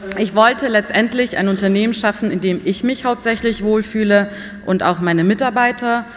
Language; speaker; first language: German; early bilingual, other home language; Persian